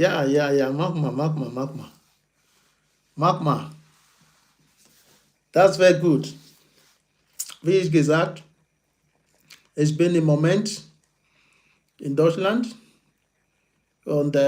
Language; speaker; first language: German; non-native, learner; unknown